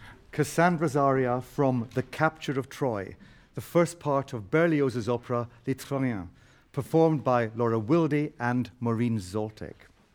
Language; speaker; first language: English; native; English